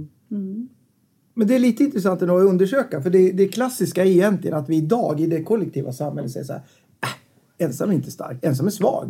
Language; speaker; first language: Swedish; native; Swedish